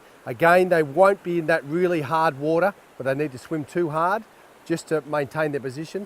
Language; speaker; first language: English; native; English